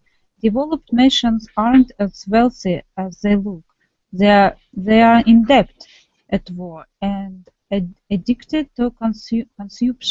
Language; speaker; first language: English; non-native, learner; Russian